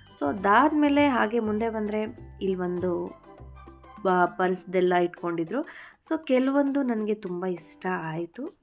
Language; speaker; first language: Kannada; native; Kannada